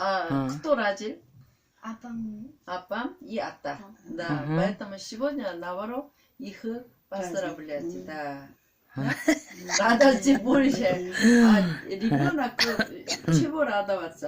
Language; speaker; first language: Russian; non-native, learner; Korean